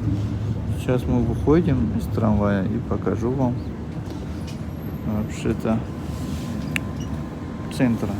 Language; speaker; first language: Russian; non-native, fluent; Tajik